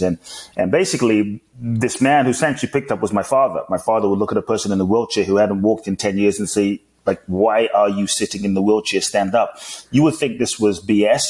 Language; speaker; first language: English; native; English